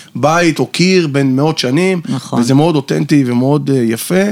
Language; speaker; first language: Hebrew; native; Hebrew